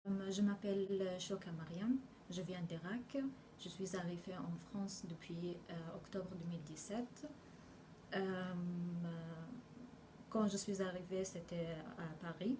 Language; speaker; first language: French; non-native, learner; Arabic